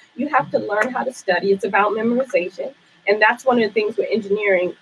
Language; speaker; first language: English; native; English